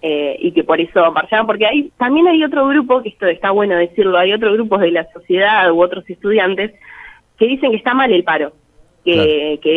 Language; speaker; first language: Spanish; native; Spanish